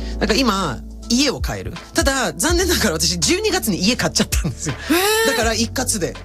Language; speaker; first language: Japanese; non-native, fluent; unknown